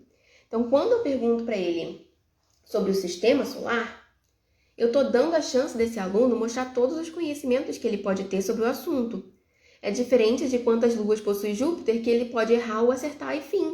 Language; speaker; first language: Portuguese; native; Portuguese